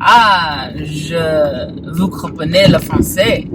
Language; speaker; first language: French; non-native, learner; English